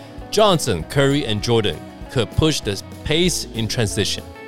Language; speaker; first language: English; non-native, fluent; Chinese